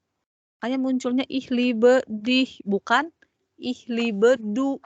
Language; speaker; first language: German; non-native, fluent; Indonesian